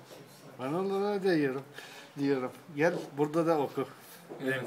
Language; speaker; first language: Turkish; non-native, learner; Arabic